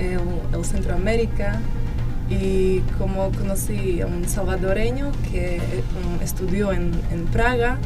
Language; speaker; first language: Spanish; non-native, fluent; Slovak